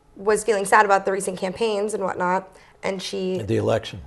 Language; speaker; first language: English; native; English